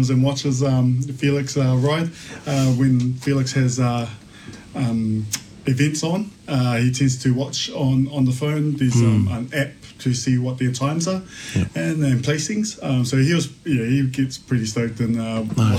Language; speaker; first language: English; native; English